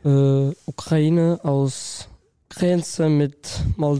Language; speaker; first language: German; non-native, learner; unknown